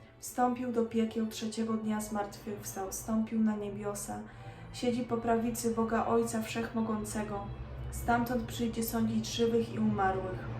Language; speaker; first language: Polish; native; Polish